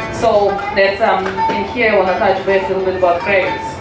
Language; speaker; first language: English; non-native, fluent; Russian